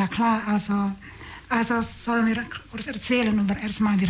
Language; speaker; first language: German; non-native, fluent; Indonesian